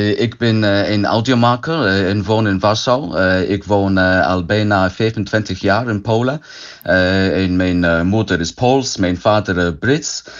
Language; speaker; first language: Dutch; non-native, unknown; English